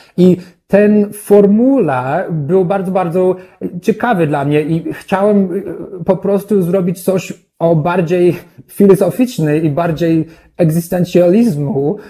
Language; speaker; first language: Polish; non-native, learner; English